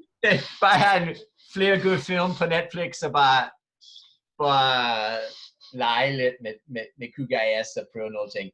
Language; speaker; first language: Danish; non-native, fluent; English